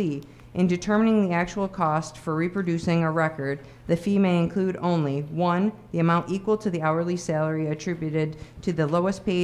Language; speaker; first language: English; native; English